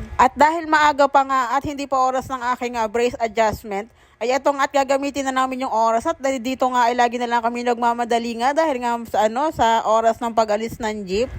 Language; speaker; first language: Filipino; native; Filipino